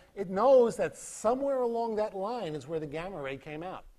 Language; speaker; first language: English; native; English